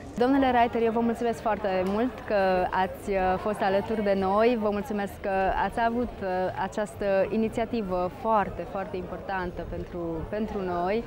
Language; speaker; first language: Romanian; native; Romanian